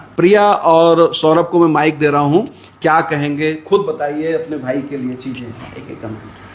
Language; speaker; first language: Hindi; native; Hindi